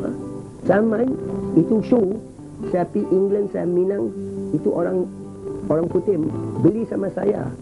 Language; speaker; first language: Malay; non-native, local second language; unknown